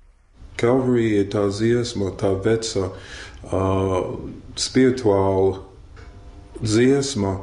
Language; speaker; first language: Latvian; non-native, fluent; English